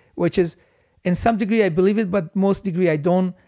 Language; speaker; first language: English; non-native, fluent; Persian